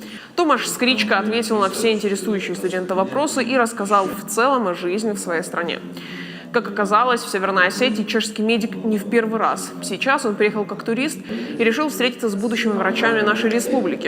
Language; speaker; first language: Russian; native; Russian